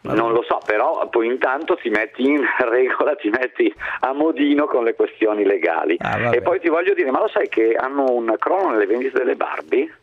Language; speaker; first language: Italian; native; Italian